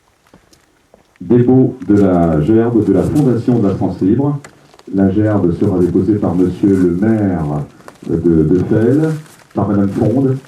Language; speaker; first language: French; native; French